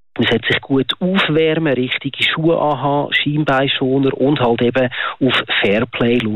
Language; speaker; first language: German; native; German